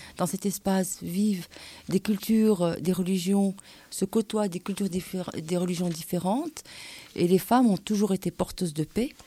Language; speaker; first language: French; non-native, local second language; Arabic